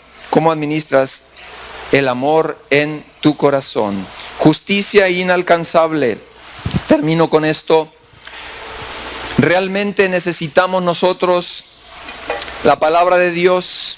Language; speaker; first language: Spanish; native; Spanish